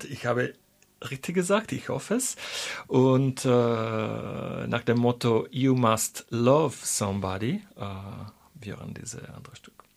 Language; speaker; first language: German; non-native, fluent; Italian